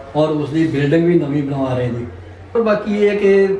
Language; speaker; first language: Punjabi; native; Punjabi